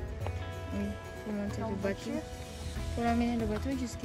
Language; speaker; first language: French; non-native, fluent; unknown